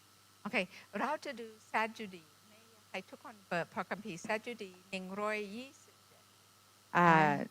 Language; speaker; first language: Thai; non-native, fluent; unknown